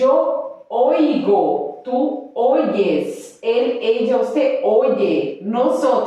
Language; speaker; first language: Spanish; non-native, fluent; Portuguese